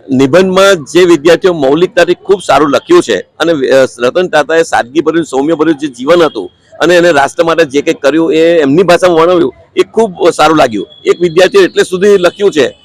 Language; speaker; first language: Gujarati; native; Gujarati